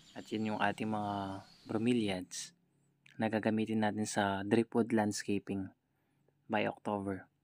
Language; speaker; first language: Filipino; native; Filipino